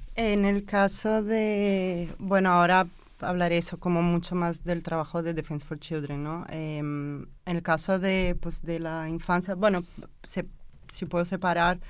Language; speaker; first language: Spanish; non-native, fluent; Portuguese